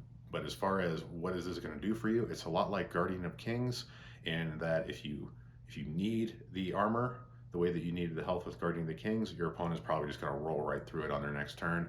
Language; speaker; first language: English; native; English